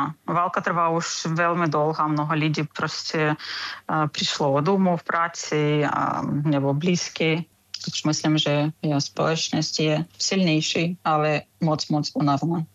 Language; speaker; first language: Czech; non-native, fluent; Ukrainian